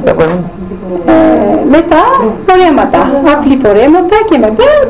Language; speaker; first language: Greek; non-native, local second language; Turkish